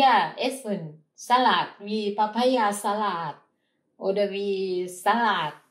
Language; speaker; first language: German; non-native, learner; Thai